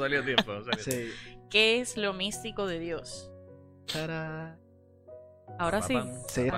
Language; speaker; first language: Spanish; native; Spanish